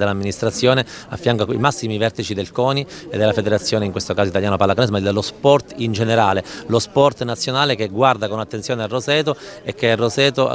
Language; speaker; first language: Italian; native; Italian